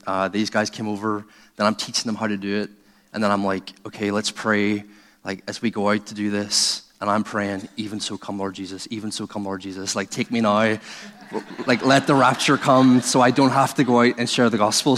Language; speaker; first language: English; native; English